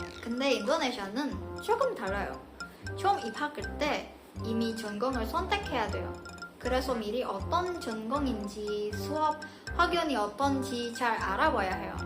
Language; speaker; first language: Korean; non-native, fluent; Indonesian